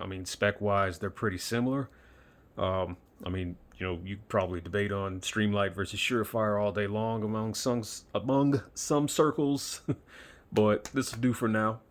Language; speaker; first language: English; native; English